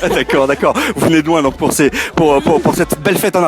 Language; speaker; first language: French; native; French